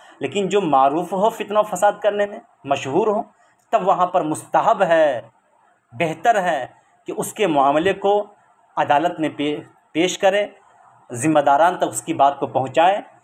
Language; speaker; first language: Urdu; native; Urdu